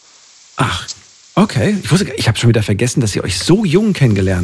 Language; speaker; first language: German; native; German